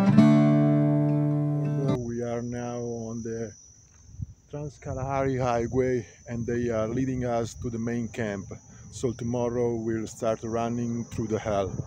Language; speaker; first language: English; non-native, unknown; Italian